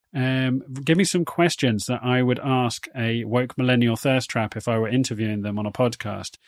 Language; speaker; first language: English; native; English